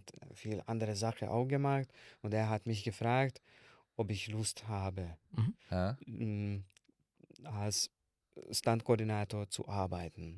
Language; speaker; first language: German; non-native, learner; Hungarian